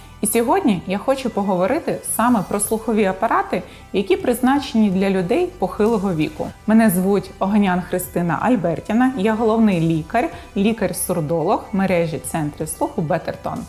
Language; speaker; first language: Ukrainian; native; Ukrainian